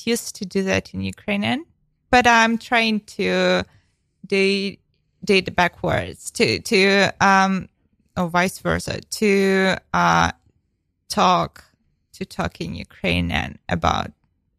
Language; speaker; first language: English; non-native, fluent; Ukrainian